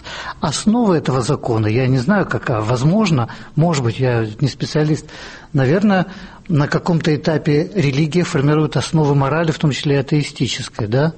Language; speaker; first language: Russian; native; Russian